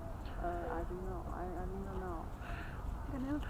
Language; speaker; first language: English; non-native, learner; Chinese